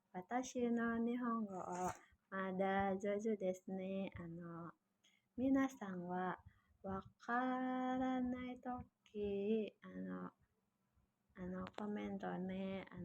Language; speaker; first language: Japanese; non-native, learner; Indonesian